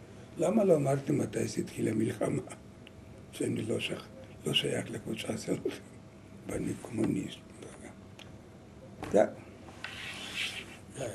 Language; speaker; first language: Hebrew; non-native, learner; Lithuanian